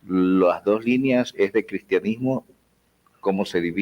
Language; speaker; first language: Spanish; native; Spanish